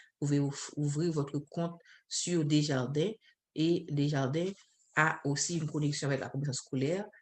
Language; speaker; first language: French; non-native, local second language; Haitian Creole